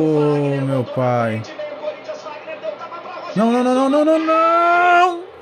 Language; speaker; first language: Portuguese; native; Portuguese